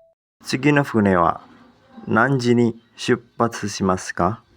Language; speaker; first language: Japanese; non-native, learner; Indonesian